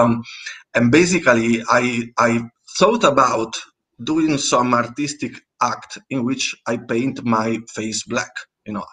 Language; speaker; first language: English; non-native, fluent; Italian